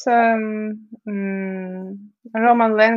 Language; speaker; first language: English; non-native, fluent; Russian